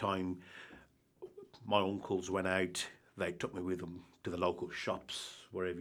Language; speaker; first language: English; native; English